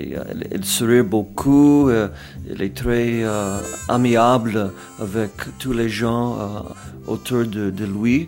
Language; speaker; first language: French; non-native, fluent; English